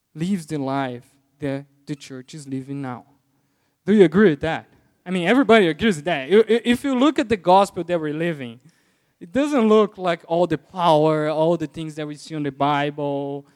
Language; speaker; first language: English; non-native, fluent; Portuguese